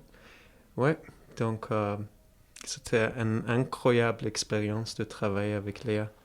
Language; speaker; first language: French; non-native, fluent; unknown